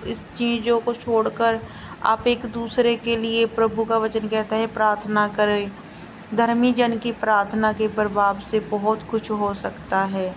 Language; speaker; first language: Hindi; non-native, local second language; Punjabi